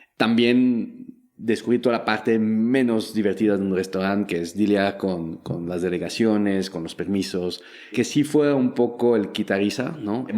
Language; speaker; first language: Spanish; non-native, fluent; French